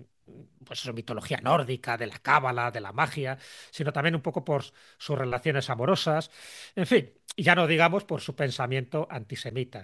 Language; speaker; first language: Spanish; native; Spanish